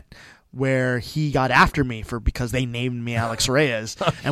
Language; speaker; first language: English; native; English